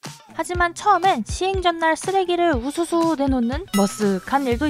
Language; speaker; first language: Korean; native; Korean